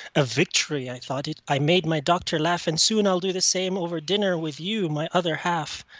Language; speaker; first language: English; non-native, fluent; French